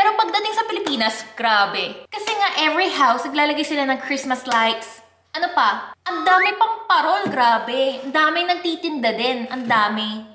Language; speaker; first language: Filipino; non-native, fluent; Korean